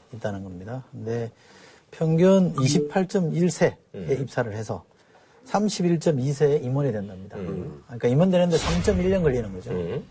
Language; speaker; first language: Korean; native; Korean